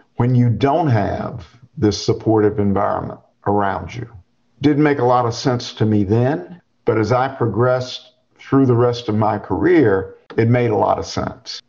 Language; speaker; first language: English; native; English